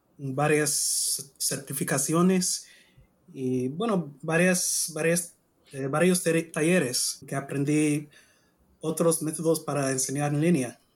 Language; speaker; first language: Spanish; non-native, learner; English